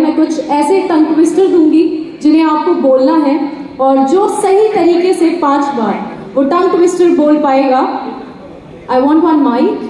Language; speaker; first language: Hindi; native; Hindi